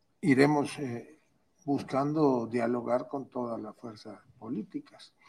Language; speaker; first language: Spanish; native; Spanish